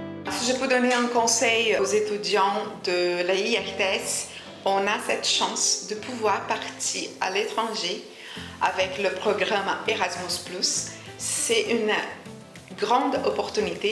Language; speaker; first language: French; non-native, fluent; Portuguese